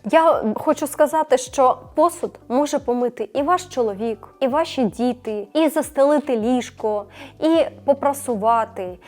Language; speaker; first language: Ukrainian; non-native, local second language; Russian